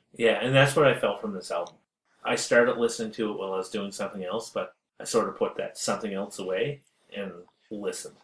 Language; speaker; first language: English; native; English